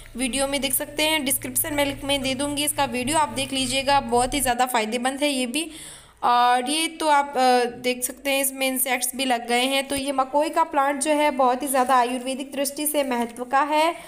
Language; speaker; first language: Hindi; native; Hindi